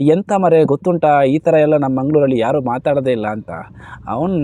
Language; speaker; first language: Kannada; native; Kannada